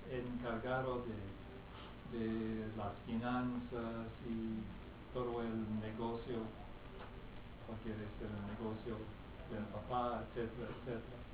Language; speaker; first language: Spanish; non-native, fluent; English